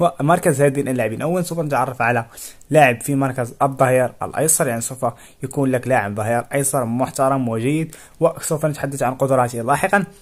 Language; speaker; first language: Arabic; native; Arabic